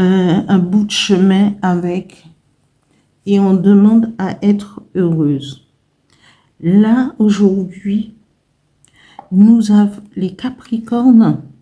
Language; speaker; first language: French; native; French